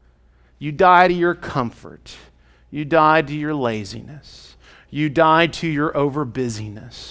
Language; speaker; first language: English; native; English